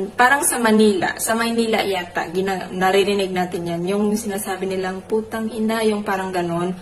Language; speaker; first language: Filipino; non-native, local second language; Cebuano